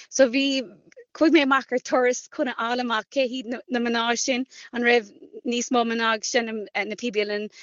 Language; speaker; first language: Irish; non-native, local second language; English